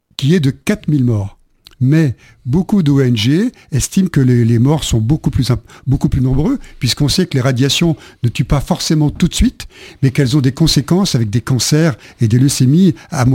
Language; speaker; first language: French; native; French